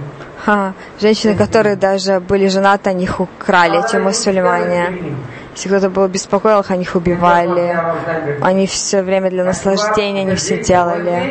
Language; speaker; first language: Russian; non-native, learner; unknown